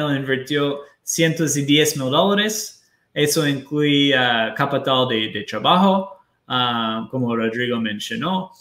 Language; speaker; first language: Spanish; non-native, fluent; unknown